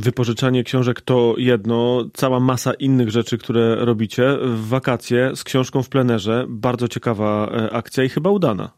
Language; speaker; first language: Polish; native; Polish